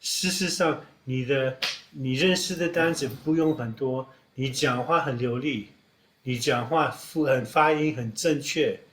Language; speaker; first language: Chinese; non-native, fluent; English